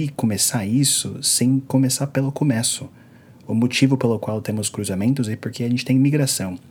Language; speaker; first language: Portuguese; non-native, fluent; English